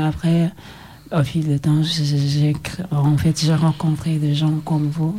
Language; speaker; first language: French; non-native, learner; Oromo